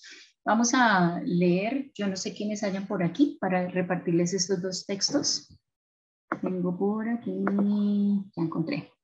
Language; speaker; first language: Spanish; native; Spanish